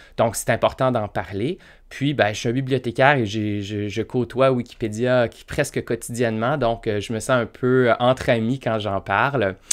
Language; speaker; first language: French; native; French